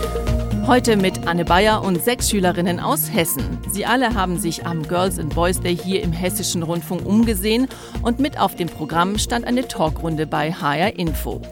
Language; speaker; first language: German; native; German